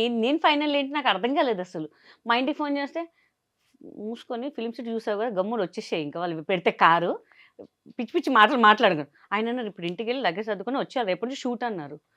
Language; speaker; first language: Telugu; non-native, local second language; Hindi